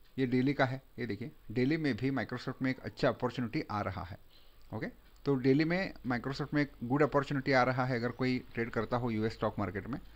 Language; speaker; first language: Hindi; non-native, local second language; Marathi